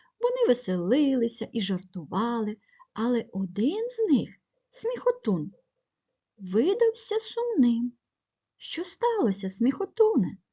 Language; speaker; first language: Ukrainian; native; Ukrainian